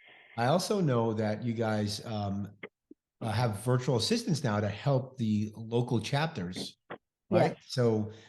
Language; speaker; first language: English; native; English